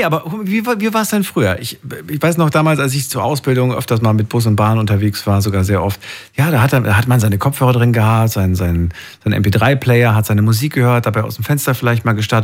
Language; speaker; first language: German; native; German